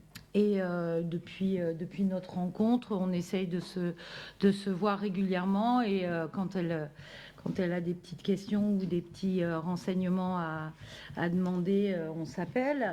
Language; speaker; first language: French; native; French